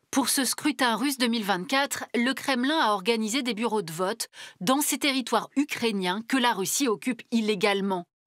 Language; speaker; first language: French; native; French